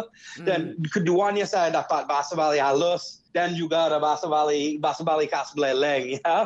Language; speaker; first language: Indonesian; non-native, fluent; English